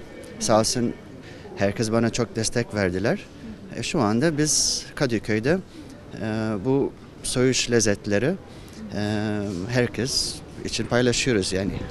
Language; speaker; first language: Turkish; non-native, fluent; Japanese